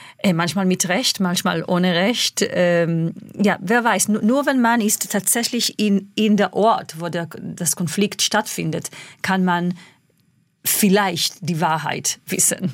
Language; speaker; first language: German; non-native, fluent; Hebrew